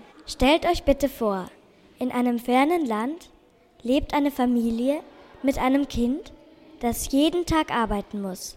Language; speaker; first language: German; native; German